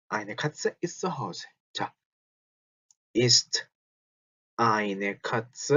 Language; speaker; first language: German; non-native, fluent; Korean